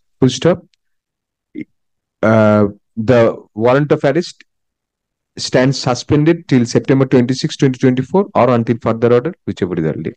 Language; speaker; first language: English; non-native, local second language; Bangla